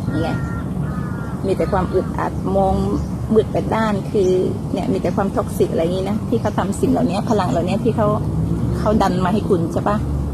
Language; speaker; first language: Thai; non-native, local second language; Northern Khmer